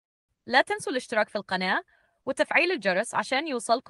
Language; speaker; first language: Arabic; native; Arabic